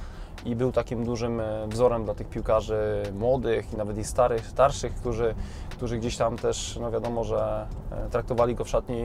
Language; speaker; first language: Polish; native; Polish